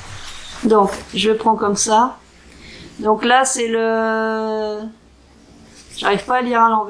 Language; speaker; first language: French; native; French